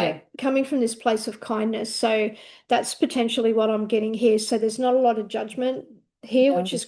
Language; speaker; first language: English; native; English